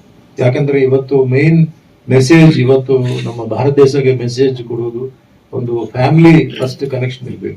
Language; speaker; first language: Kannada; non-native, fluent; Tulu